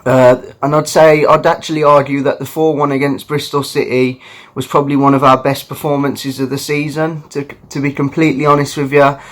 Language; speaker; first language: English; native; English